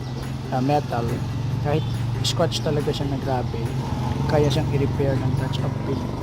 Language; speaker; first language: Filipino; native; Filipino